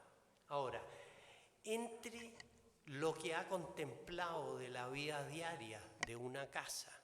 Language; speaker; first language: Spanish; native; Spanish